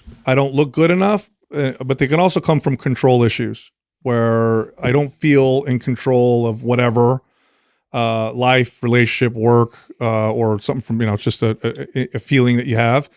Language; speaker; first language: English; native; English